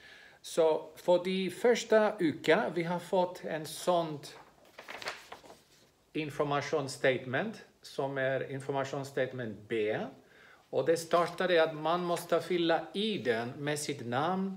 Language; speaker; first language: Swedish; non-native, fluent; Greek